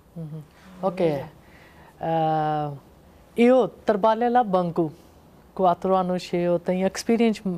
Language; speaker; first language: Portuguese; non-native, learner; Urdu